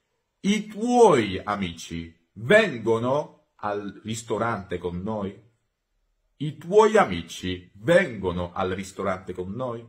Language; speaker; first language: Italian; non-native, fluent; Georgian